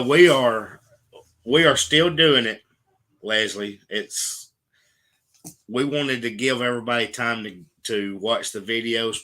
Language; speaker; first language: English; native; English